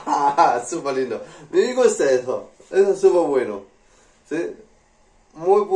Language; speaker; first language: Spanish; non-native, learner; English